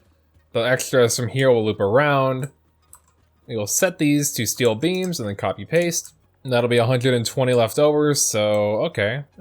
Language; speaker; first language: English; native; English